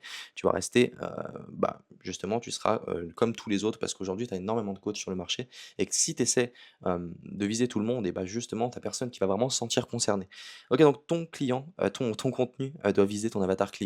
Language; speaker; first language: French; native; French